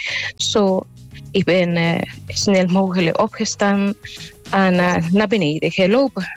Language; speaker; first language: Dutch; non-native, local second language; Papiamento